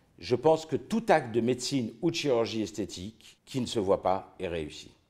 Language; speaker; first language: French; native; French